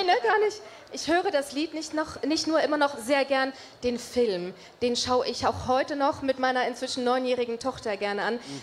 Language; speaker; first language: German; native; German